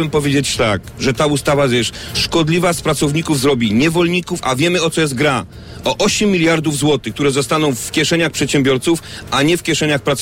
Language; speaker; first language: Polish; native; Polish